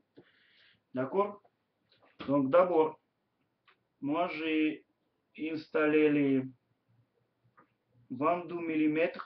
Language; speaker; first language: French; non-native, learner; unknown